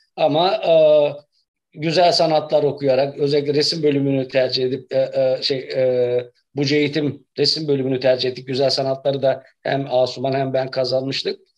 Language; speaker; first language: Turkish; native; Turkish